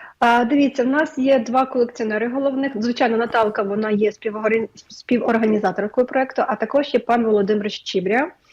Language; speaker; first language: Ukrainian; native; Ukrainian